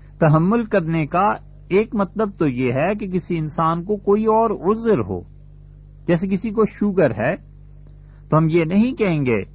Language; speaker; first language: Urdu; non-native, local second language; Punjabi